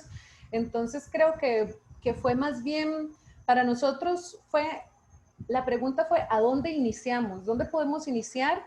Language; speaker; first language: Spanish; native; Spanish